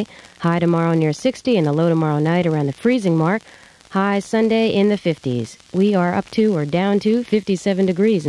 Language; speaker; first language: English; native; English